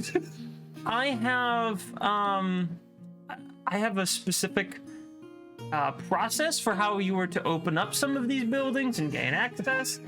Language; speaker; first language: English; native; English